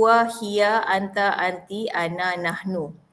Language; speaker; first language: Arabic; non-native, fluent; Malay